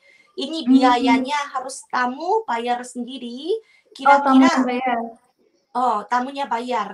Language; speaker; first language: Indonesian; non-native, fluent; Korean